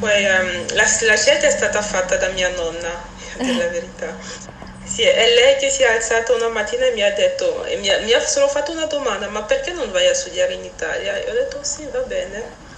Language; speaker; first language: Italian; non-native, fluent; French